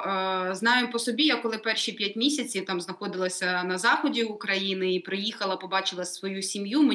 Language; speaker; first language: Ukrainian; native; Ukrainian